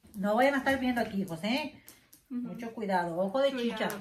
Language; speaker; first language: Spanish; native; Spanish